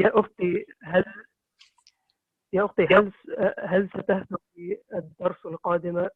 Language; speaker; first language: Arabic; non-native, learner; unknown